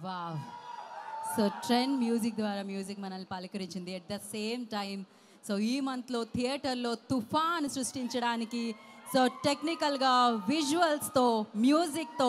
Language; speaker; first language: Telugu; native; Telugu